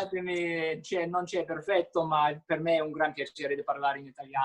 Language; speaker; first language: Italian; non-native, learner; English